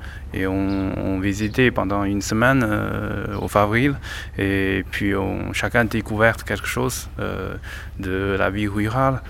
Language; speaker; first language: French; non-native, learner; Chinese